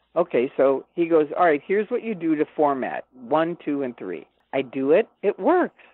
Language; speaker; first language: English; native; English